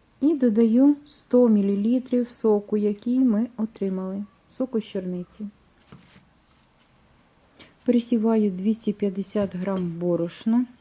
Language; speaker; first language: Ukrainian; native; Ukrainian